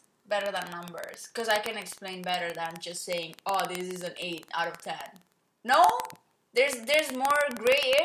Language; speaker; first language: English; non-native, fluent; Spanish